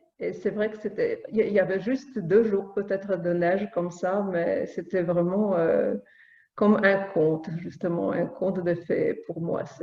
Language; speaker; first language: French; non-native, fluent; Polish